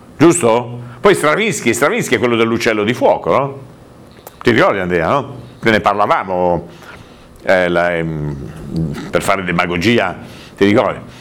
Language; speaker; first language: Italian; native; Italian